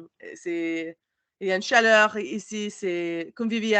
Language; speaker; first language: French; non-native, learner; English